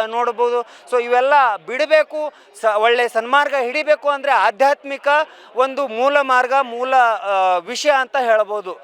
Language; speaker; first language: Kannada; native; Kannada